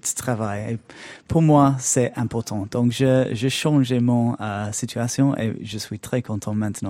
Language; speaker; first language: French; non-native, learner; English